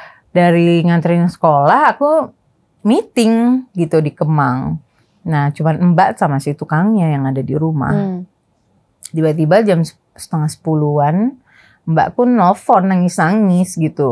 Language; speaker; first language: Indonesian; native; Indonesian